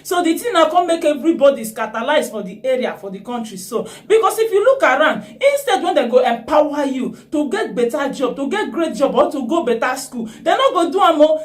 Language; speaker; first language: Nigerian Pidgin; native; Nigerian Pidgin